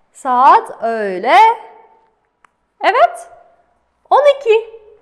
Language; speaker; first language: Turkish; non-native, fluent; Kazakh